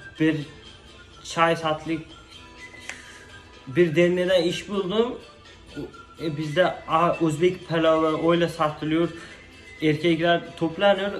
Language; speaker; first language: Turkish; non-native, learner; Uzbek